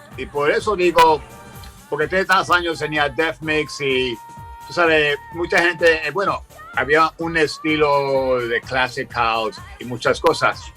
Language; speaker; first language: Spanish; early bilingual, heritage; Spanish